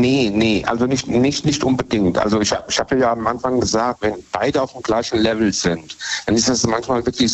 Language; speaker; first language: German; native; German